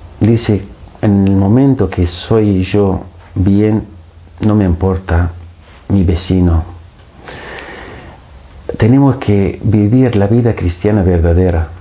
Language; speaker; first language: Spanish; non-native, fluent; Arabic